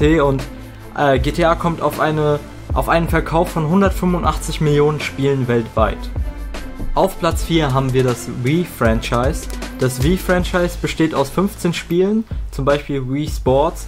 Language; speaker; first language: German; native; German